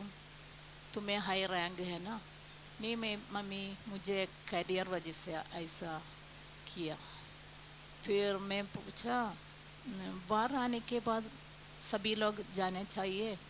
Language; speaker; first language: Hindi; non-native, local second language; Malayalam